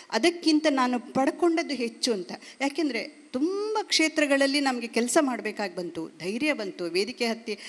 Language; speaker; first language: Kannada; native; Kannada